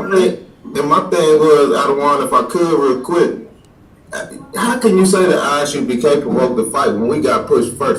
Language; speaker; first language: English; native; English